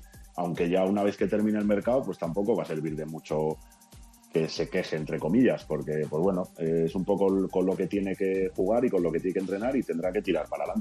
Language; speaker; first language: Spanish; native; Spanish